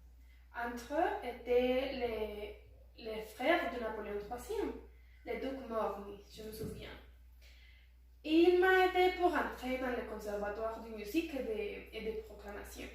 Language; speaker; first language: French; non-native, learner; Spanish